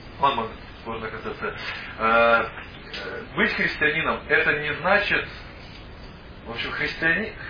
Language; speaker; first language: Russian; native; Russian